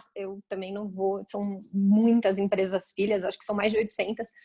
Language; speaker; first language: Portuguese; native; Portuguese